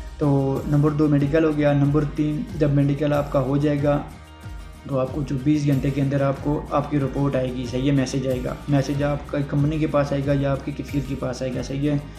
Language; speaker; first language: Urdu; non-native, local second language; Punjabi